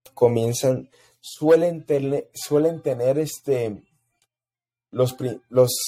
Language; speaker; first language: Spanish; early bilingual, heritage; Spanish